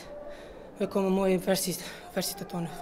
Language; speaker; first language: Dutch; non-native, learner; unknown